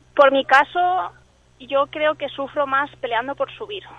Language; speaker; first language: Spanish; early bilingual, other home language; English